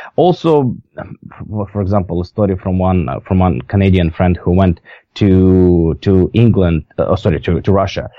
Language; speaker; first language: English; non-native, fluent; Russian